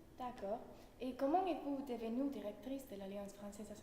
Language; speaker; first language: French; non-native, learner; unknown